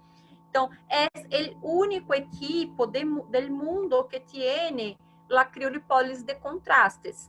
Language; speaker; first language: Spanish; non-native, fluent; Portuguese